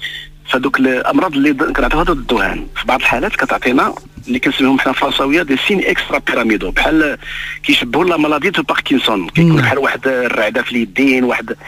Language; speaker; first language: Arabic; native; Arabic